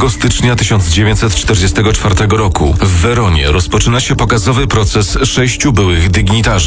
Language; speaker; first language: Polish; native; Polish